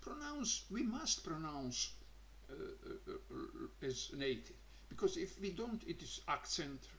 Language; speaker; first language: English; non-native, learner; Croatian